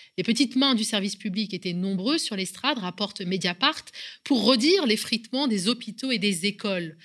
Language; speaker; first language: French; native; French